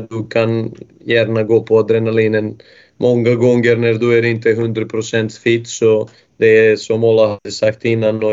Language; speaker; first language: Swedish; non-native, fluent; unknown